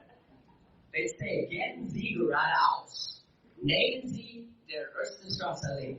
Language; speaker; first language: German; non-native, learner; English